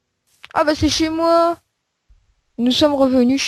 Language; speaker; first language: French; native; French